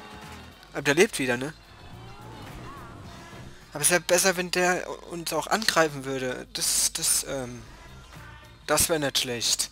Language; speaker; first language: German; native; German